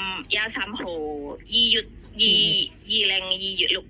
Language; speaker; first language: Cantonese; non-native, learner; Indonesian